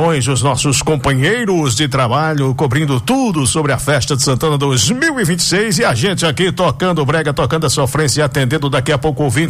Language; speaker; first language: Portuguese; native; Portuguese